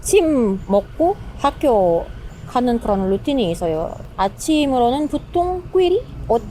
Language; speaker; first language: Korean; non-native, learner; Indonesian